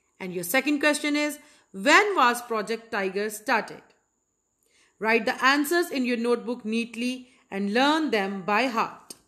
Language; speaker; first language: English; non-native, local second language; Punjabi